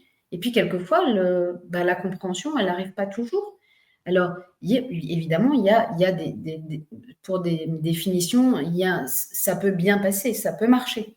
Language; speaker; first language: French; native; French